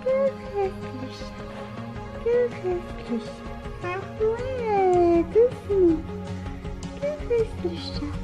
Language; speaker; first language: French; native; French